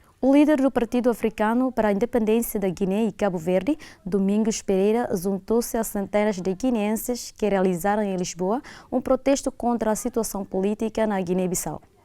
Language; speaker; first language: Portuguese; non-native, local second language; Tetum